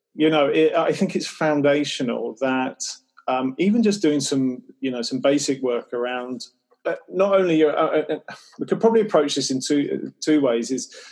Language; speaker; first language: English; native; English